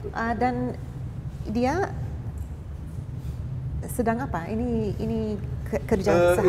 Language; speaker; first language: Indonesian; non-native, fluent; English